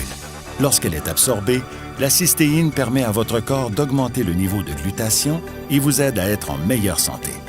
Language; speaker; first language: French; native; French